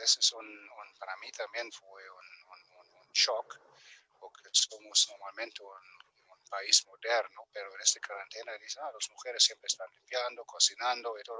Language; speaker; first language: Spanish; non-native, fluent; German